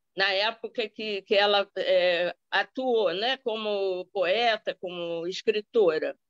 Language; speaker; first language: Portuguese; native; Portuguese